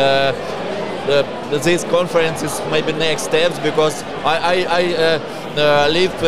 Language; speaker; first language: English; non-native, learner; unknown